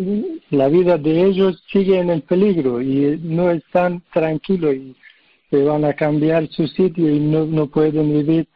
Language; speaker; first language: Spanish; non-native, learner; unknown